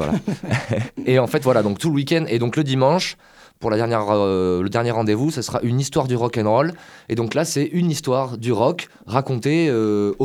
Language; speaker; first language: French; native; French